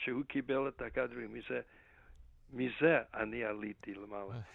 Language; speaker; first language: Hebrew; non-native, fluent; English